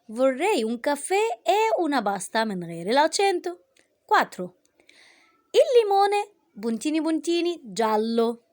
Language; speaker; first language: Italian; non-native, fluent; Arabic